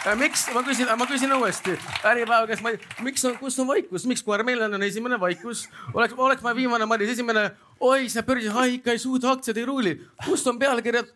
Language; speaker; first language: Estonian; non-native, local second language; Russian